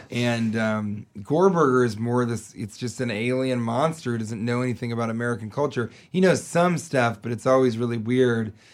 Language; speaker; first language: English; native; English